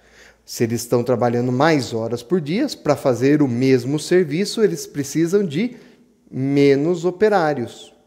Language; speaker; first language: Portuguese; native; Portuguese